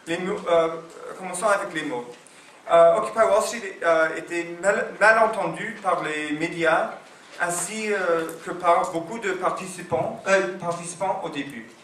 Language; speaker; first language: French; non-native, fluent; English